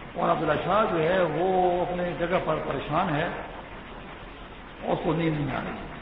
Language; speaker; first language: Urdu; non-native, local second language; Pashto